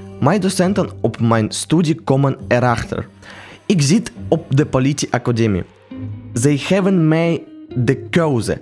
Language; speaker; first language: Dutch; non-native, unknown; Russian